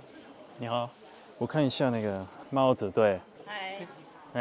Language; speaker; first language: Chinese; non-native, fluent; French